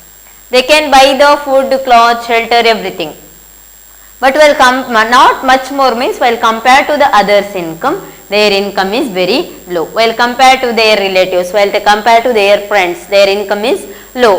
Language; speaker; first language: English; non-native, local second language; Kannada